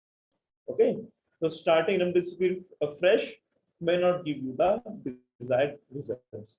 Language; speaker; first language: English; non-native, local second language; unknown